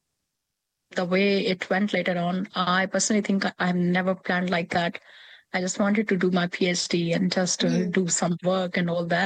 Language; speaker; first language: English; non-native, local second language; Punjabi